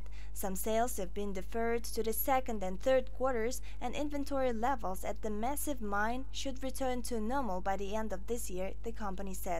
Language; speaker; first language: English; non-native, fluent; Mongolian